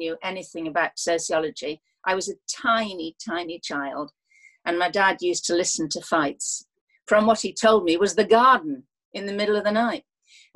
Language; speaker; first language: English; native; English